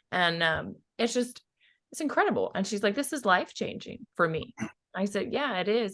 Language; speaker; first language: English; native; English